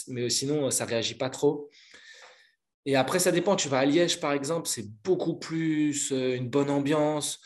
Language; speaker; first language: French; native; French